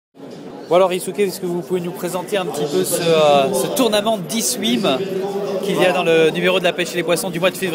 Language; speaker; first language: French; native; French